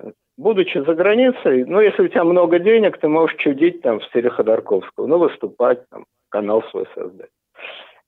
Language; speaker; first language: Russian; native; Russian